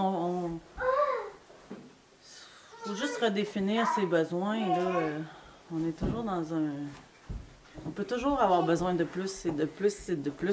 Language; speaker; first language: French; native; French